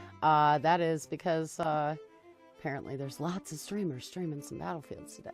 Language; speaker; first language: English; native; English